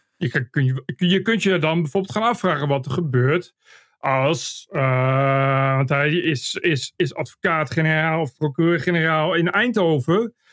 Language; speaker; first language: Dutch; native; Dutch